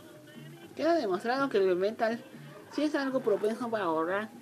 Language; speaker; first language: Spanish; native; Spanish